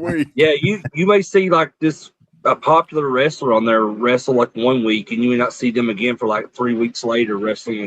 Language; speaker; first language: English; native; English